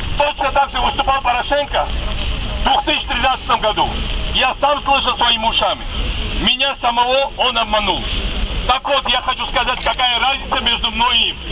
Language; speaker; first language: Russian; non-native, local second language; Georgian